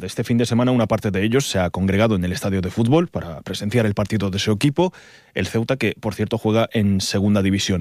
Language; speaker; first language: Spanish; native; Spanish